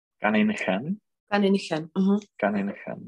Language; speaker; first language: German; non-native, learner; Czech